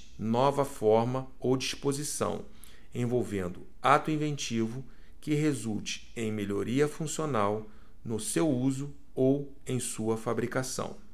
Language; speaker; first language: Portuguese; native; Portuguese